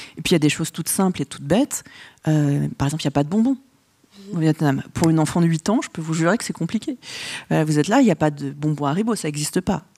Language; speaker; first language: French; early bilingual, other home language; Vietnamese